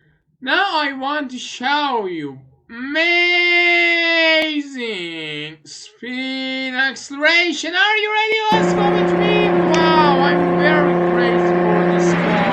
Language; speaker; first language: English; non-native, learner; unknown